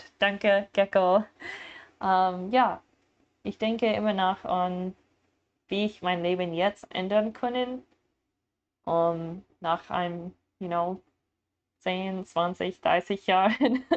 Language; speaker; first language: German; non-native, learner; English